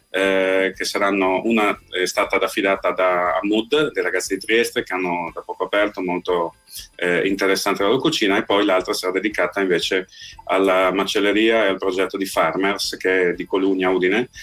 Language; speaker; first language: Italian; native; Italian